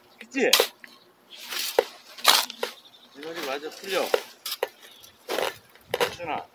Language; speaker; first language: Korean; native; Korean